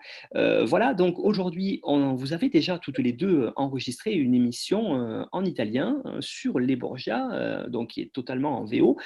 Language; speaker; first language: French; native; French